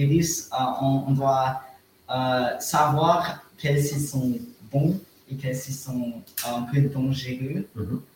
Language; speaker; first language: French; non-native, learner; German